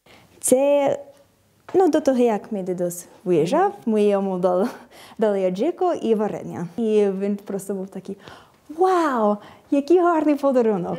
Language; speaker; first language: Ukrainian; non-native, fluent; English